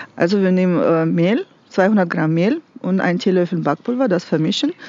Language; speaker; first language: German; non-native, fluent; Russian